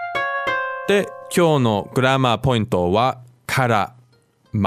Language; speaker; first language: Japanese; non-native, fluent; English